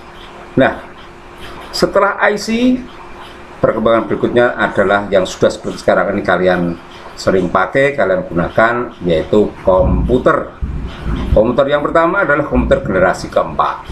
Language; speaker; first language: Indonesian; native; Indonesian